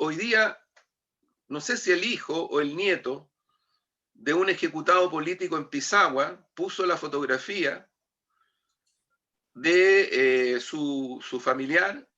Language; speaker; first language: Spanish; native; Spanish